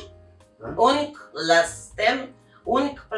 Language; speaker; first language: French; non-native, learner; Portuguese